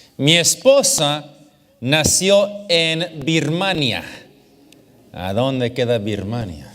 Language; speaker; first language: Spanish; early bilingual, heritage; English